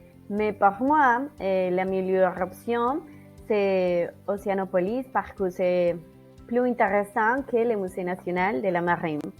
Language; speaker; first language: French; non-native, learner; Spanish